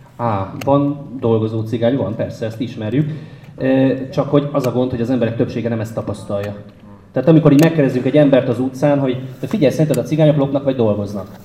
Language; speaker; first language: Hungarian; native; Hungarian